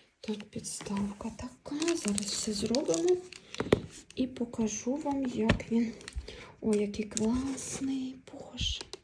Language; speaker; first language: Ukrainian; native; Ukrainian